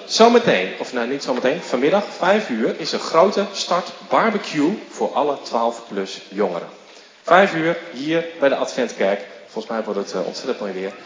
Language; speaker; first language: Dutch; native; Dutch